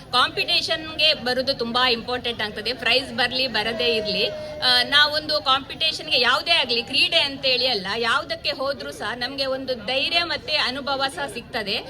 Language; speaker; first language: Kannada; native; Kannada